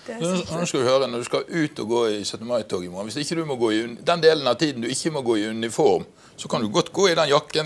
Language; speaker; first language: Norwegian; native; Norwegian